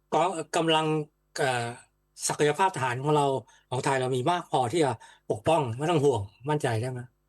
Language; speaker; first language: Thai; native; Thai